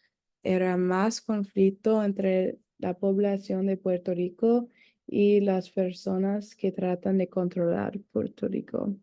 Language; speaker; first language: Spanish; non-native, learner; English